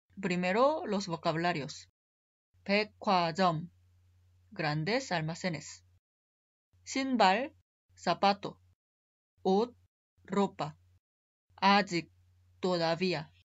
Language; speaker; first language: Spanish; non-native, fluent; Korean